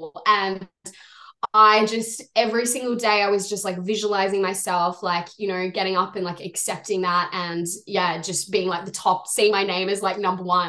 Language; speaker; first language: English; native; English